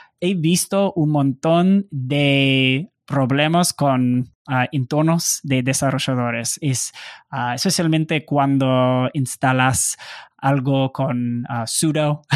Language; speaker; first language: Spanish; non-native, learner; English